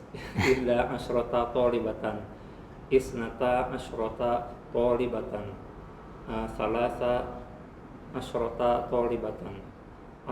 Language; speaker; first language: Arabic; non-native, learner; Indonesian